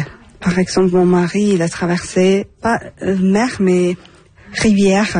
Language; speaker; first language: French; non-native, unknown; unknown